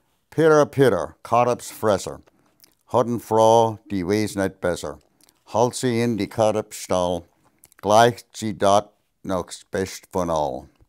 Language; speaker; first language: German; early bilingual, heritage; German